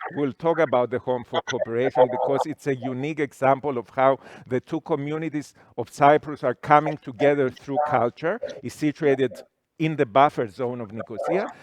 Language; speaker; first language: English; non-native, fluent; Greek